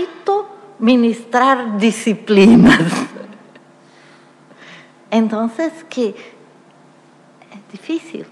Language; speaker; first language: Spanish; non-native, fluent; Portuguese